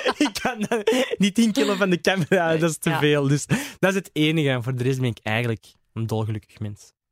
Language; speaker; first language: Dutch; early bilingual, other home language; Arabic